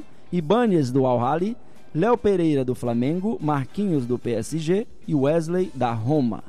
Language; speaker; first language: Portuguese; native; Portuguese